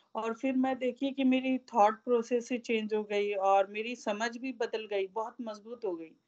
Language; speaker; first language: Hindi; native; Hindi